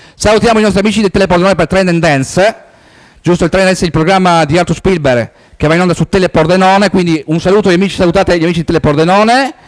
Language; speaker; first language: Italian; native; Italian